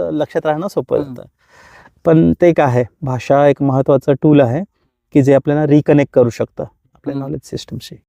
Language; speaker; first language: Marathi; non-native, local second language; Kukna